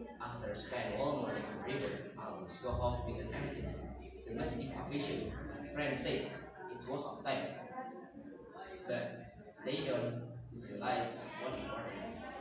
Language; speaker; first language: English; non-native, learner; Indonesian